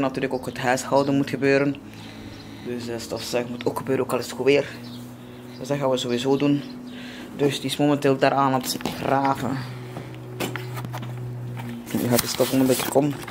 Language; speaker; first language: Dutch; native; Dutch